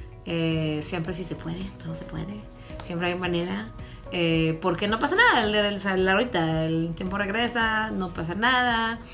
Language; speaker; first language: Spanish; non-native, fluent; French